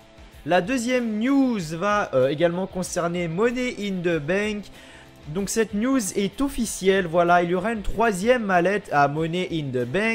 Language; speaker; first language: French; native; French